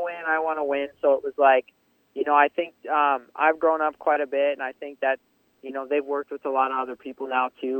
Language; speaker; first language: English; native; English